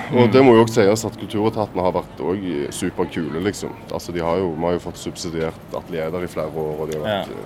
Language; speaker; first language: Norwegian; native; Norwegian